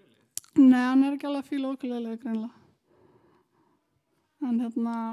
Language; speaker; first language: Icelandic; native; Icelandic